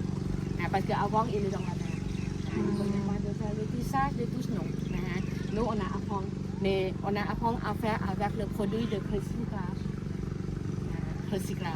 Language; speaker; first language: French; non-native, learner; Thai